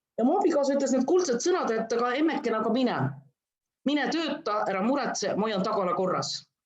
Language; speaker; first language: Estonian; non-native, local second language; Russian